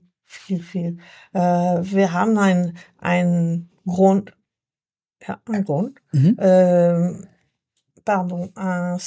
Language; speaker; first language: German; non-native, learner; French